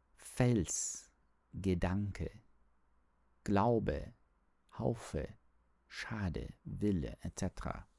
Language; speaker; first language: German; non-native, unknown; English